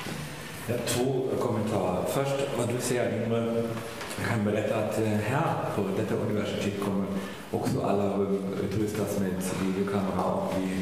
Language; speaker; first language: Swedish; non-native, fluent; German